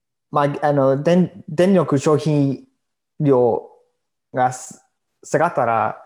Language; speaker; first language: Japanese; non-native, learner; English